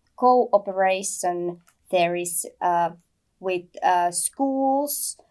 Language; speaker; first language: English; non-native, fluent; Finnish